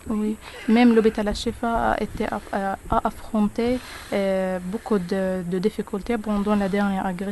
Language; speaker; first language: French; non-native, learner; Arabic